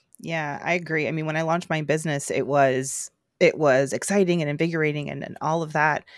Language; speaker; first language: English; native; English